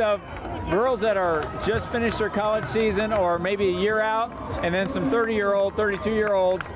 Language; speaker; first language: English; native; English